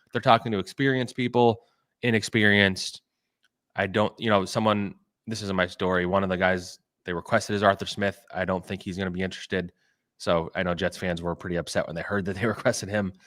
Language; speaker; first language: English; native; English